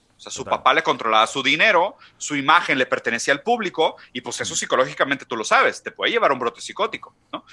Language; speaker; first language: Spanish; non-native, fluent; Portuguese